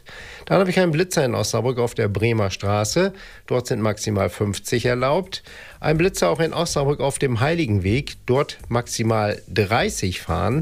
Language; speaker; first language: German; native; German